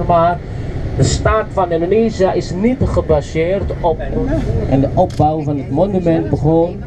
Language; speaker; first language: Dutch; non-native, fluent; Indonesian